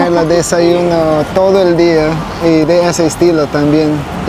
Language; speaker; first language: Spanish; non-native, learner; English